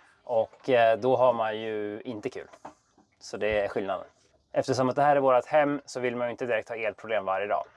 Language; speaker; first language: Swedish; native; Swedish